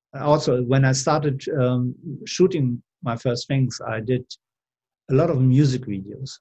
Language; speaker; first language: English; non-native, fluent; German